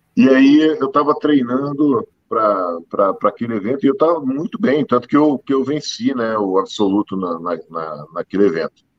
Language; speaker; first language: Portuguese; native; Portuguese